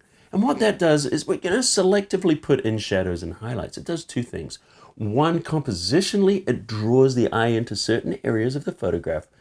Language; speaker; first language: English; native; English